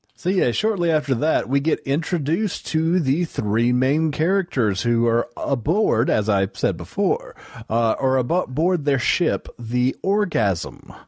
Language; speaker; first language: English; native; English